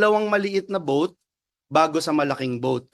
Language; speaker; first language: Filipino; native; Filipino